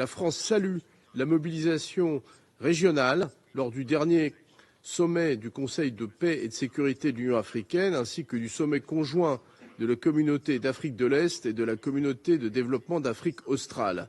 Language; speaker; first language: French; native; French